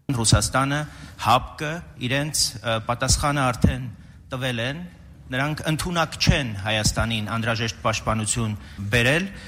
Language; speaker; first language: Armenian; native; Armenian